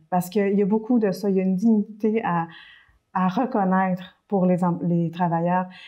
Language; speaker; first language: French; early bilingual, other home language; Spanish